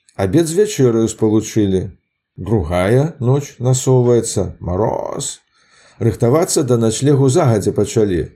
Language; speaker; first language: Belarusian; native; Belarusian